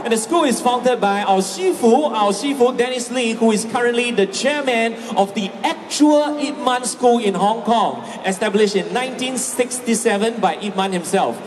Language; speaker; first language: English; non-native, local second language; Chinese